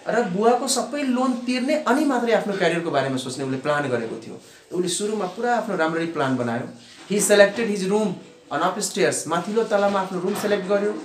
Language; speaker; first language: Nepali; non-native, local second language; Bhojpuri